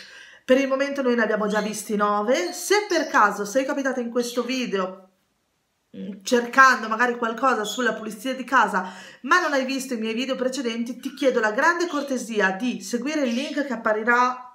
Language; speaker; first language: Italian; native; Italian